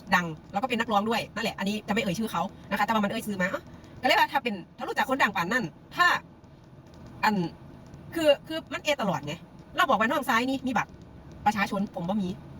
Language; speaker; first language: Thai; native; Thai